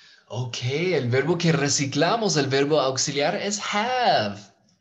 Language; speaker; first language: Spanish; native; Spanish